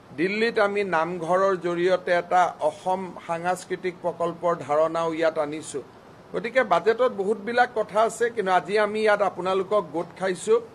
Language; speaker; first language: Assamese; native; Assamese